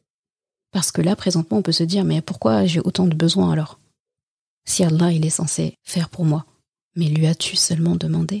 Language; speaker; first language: French; native; French